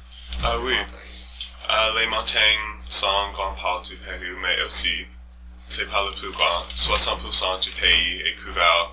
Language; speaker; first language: French; non-native, learner; English